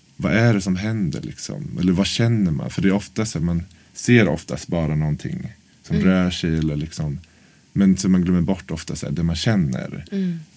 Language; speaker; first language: Swedish; native; Swedish